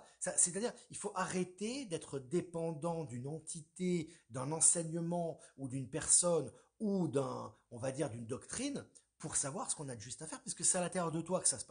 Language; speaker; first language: French; native; French